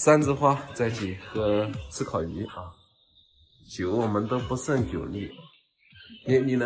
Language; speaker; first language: Chinese; native; Chinese